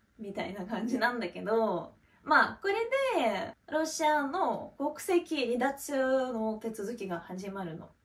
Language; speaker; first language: Japanese; non-native, fluent; Russian